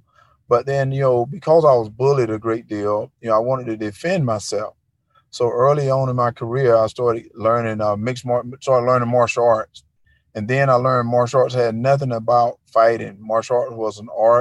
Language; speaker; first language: English; native; English